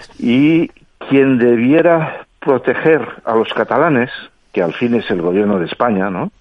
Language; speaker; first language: Spanish; non-native, local second language; Catalan